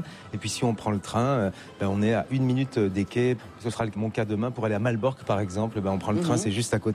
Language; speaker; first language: French; native; French